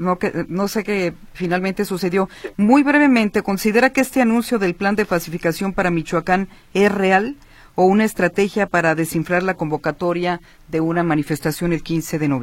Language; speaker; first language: Spanish; native; Spanish